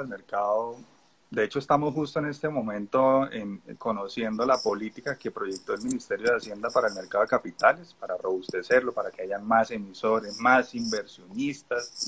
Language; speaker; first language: Spanish; native; Spanish